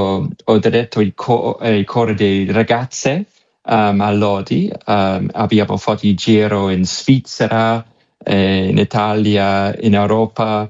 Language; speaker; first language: Italian; non-native, learner; English